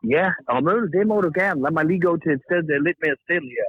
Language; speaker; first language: Danish; non-native, fluent; English